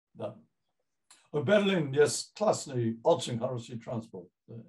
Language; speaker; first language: Russian; non-native, fluent; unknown